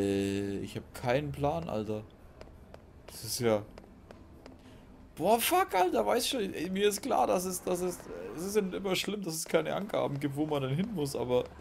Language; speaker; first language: German; native; German